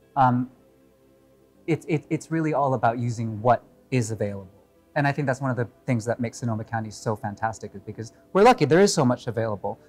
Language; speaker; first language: English; native; English